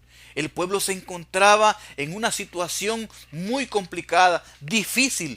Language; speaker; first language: Spanish; native; Spanish